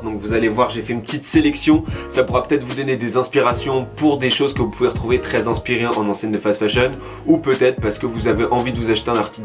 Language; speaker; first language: French; native; French